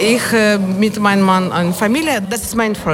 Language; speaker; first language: German; non-native, learner; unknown